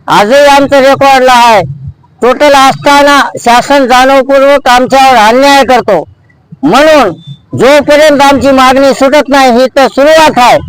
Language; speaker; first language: Marathi; non-native, local second language; Lambadi